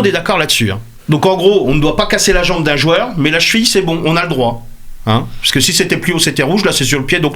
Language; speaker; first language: French; native; French